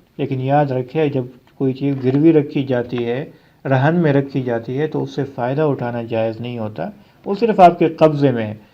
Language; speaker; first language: Urdu; non-native, local second language; Pashto